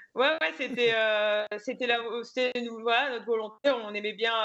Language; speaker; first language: French; native; French